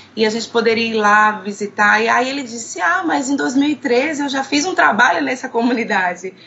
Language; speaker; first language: Portuguese; native; Portuguese